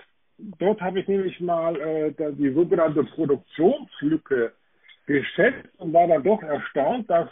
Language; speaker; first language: German; native; German